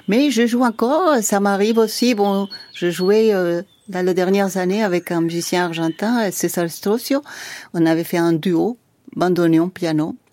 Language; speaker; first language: French; non-native, fluent; Spanish